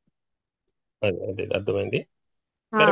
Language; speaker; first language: Telugu; native; Telugu